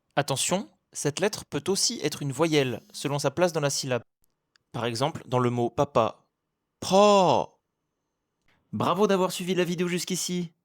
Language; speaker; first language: French; native; French